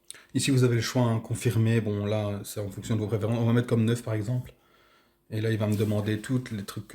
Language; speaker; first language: French; native; French